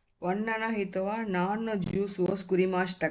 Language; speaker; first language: Japanese; non-native, fluent; Tamil